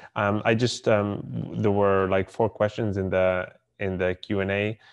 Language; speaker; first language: English; non-native, fluent; Hebrew